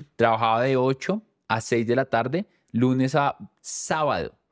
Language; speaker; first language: Spanish; native; Spanish